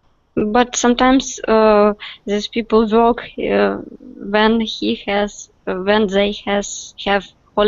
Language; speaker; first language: English; non-native, learner; Russian